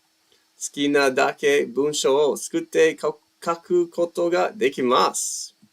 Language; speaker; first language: Japanese; non-native, learner; English